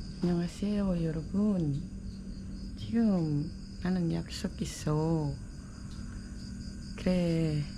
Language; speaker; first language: Korean; non-native, learner; Indonesian